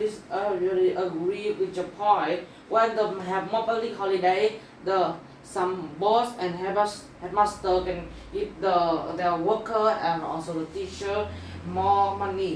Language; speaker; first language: English; non-native, learner; Vietnamese